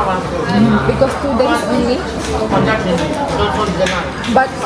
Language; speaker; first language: English; non-native, local second language; Filipino